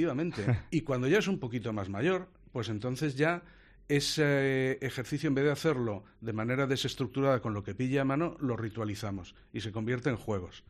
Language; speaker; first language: Spanish; native; Spanish